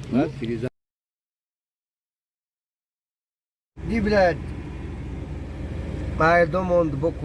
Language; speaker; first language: French; non-native, local second language; Arabic